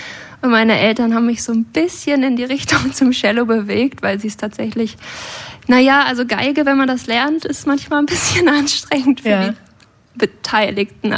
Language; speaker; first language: German; native; German